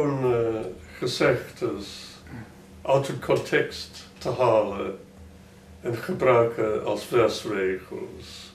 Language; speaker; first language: Dutch; non-native, fluent; English